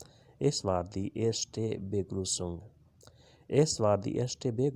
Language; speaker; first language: German; non-native, learner; Urdu